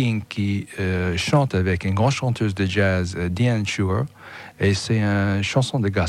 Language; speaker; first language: French; non-native, fluent; English